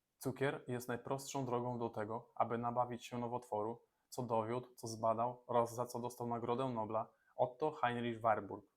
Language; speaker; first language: Polish; native; Polish